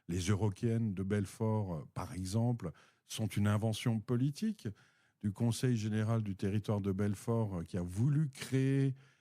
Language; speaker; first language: French; native; French